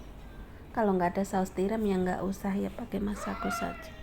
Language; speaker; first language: Indonesian; native; Indonesian